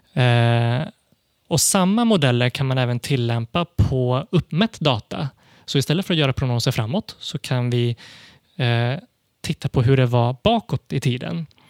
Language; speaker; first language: Swedish; early bilingual, other home language; Cantonese